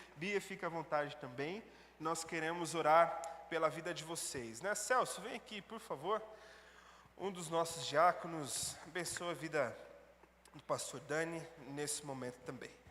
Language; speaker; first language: Portuguese; native; Portuguese